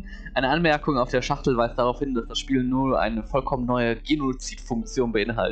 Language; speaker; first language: German; native; German